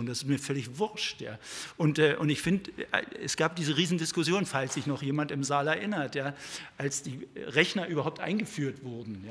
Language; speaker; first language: German; native; German